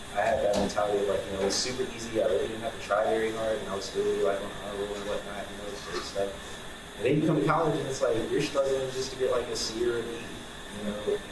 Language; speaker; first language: English; native; English